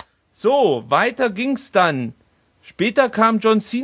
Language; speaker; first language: German; native; German